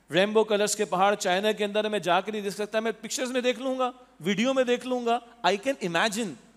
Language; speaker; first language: Urdu; native; Urdu